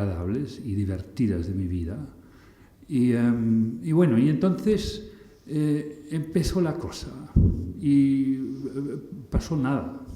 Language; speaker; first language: Spanish; non-native, fluent; German